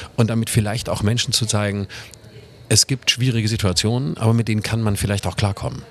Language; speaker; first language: German; native; German